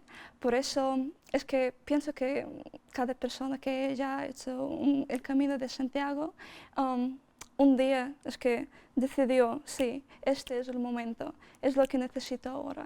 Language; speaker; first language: Spanish; non-native, fluent; Russian